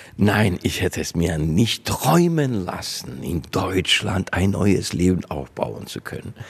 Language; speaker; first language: German; non-native, fluent; Georgian